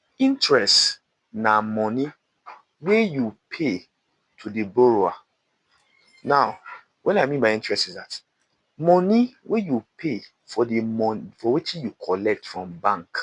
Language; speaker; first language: Nigerian Pidgin; native; Nigerian Pidgin